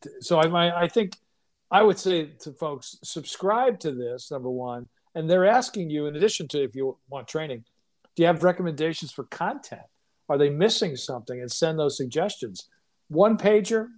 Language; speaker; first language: English; native; English